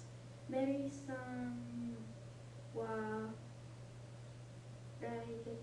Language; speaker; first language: Japanese; non-native, learner; English